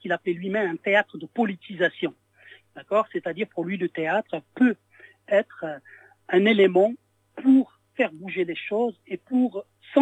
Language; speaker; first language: French; non-native, local second language; Arabic